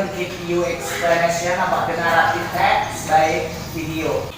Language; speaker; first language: English; non-native, learner; Indonesian